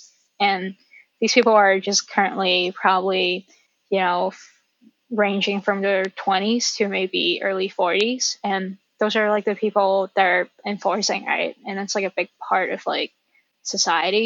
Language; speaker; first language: English; non-native, local second language; Cantonese